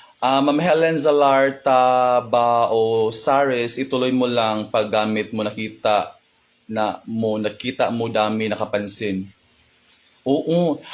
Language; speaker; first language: Filipino; non-native, local second language; Cebuano